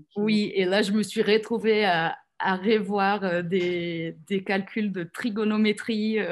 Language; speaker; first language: French; non-native, fluent; Portuguese